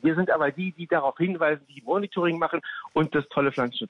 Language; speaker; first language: German; native; German